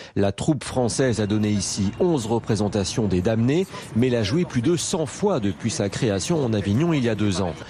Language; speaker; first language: French; native; French